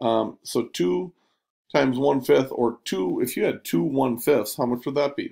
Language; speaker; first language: English; native; English